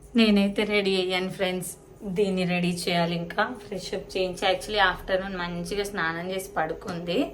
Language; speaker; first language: Telugu; non-native, local second language; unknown